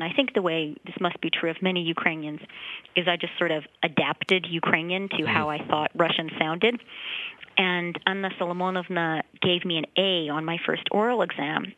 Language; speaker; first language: English; early bilingual, other home language; Ukrainian